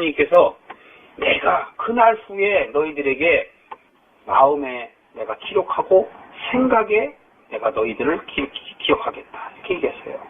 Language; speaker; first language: Korean; native; Korean